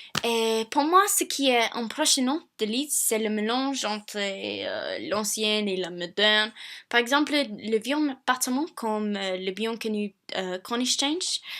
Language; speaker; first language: French; non-native, fluent; English